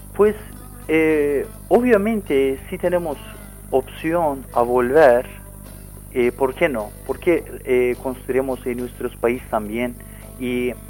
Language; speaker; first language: Spanish; non-native, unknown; Kurdish